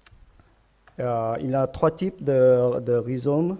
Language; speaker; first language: French; non-native, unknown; Vietnamese